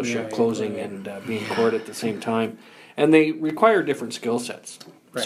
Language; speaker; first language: English; native; English